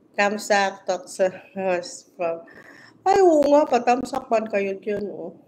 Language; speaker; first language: Filipino; non-native, local second language; Hiligaynon